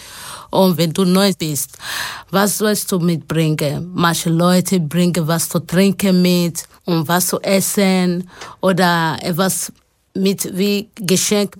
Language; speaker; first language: German; non-native, learner; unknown